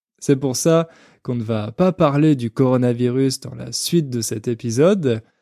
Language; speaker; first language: French; native; French